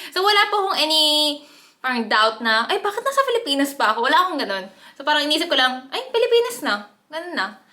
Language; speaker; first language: Filipino; early bilingual, other home language; Korean